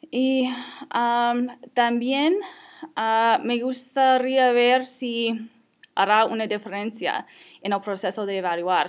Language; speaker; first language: Spanish; non-native, fluent; English